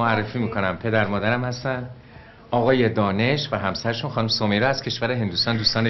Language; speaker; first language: Persian; native; Persian